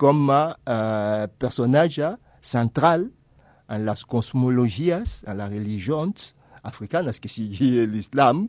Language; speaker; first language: Catalan; non-native, fluent; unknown